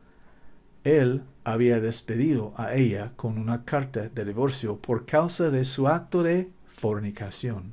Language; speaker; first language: Spanish; non-native, learner; English